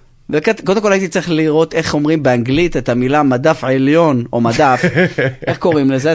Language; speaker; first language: Hebrew; native; Hebrew